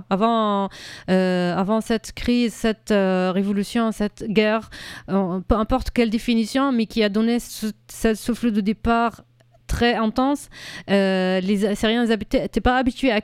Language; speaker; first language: French; non-native, fluent; Arabic